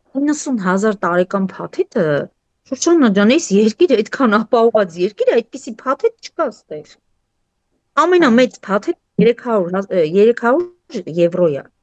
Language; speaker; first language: Armenian; native; Armenian